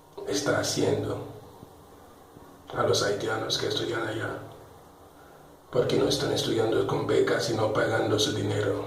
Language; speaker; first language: Spanish; non-native, local second language; Haitian Creole